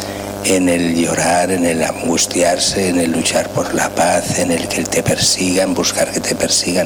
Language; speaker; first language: Spanish; native; Spanish